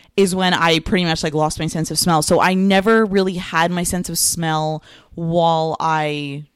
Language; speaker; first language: English; native; English